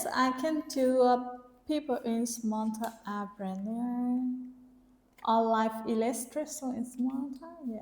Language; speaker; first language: English; non-native, learner; Vietnamese